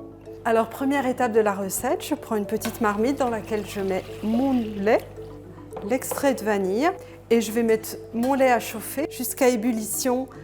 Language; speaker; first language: French; native; French